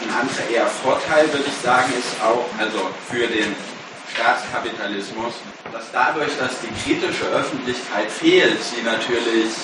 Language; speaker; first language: German; native; German